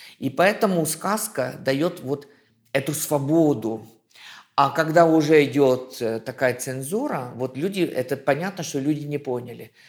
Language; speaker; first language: Russian; non-native, fluent; French